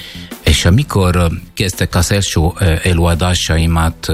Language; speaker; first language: Hungarian; non-native, fluent; Italian